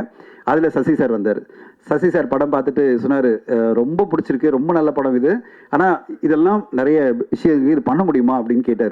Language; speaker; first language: Tamil; native; Tamil